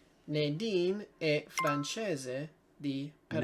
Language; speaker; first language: Italian; non-native, learner; English